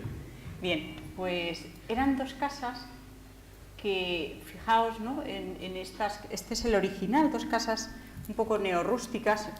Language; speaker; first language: Spanish; native; Spanish